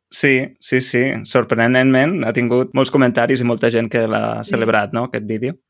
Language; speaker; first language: Catalan; native; Catalan